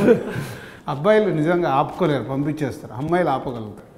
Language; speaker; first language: Telugu; native; Telugu